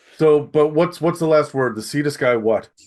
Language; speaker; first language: English; native; English